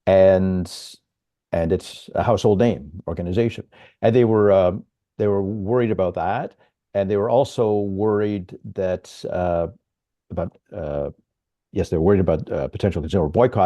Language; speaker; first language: English; native; English